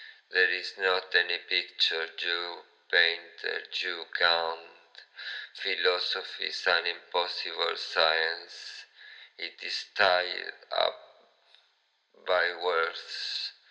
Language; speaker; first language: English; non-native, fluent; Spanish